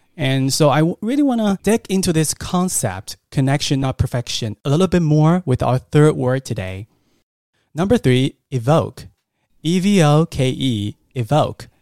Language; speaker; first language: English; non-native, fluent; Chinese